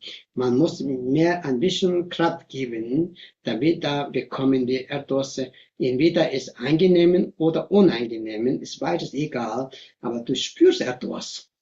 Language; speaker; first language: German; non-native, fluent; Tibetan